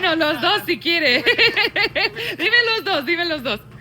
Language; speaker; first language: Spanish; non-native, learner; English